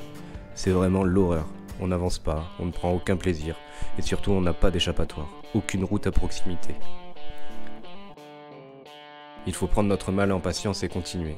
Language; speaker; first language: French; native; French